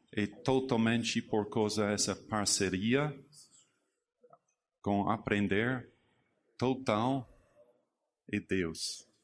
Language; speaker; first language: Portuguese; non-native, learner; English